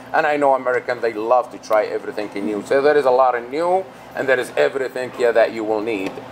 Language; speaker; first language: English; non-native, fluent; Arabic